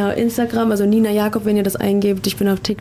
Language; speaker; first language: German; native; German